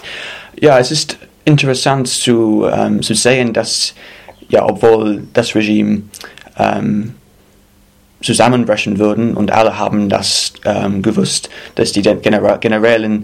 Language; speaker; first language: German; non-native, fluent; English